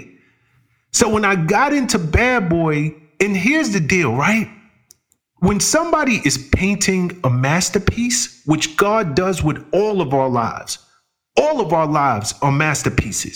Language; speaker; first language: English; native; English